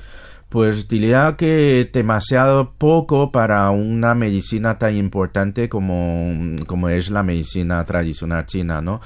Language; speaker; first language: Spanish; non-native, fluent; Chinese